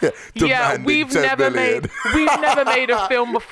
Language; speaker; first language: English; native; English